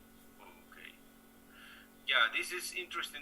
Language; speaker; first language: English; non-native, learner; Spanish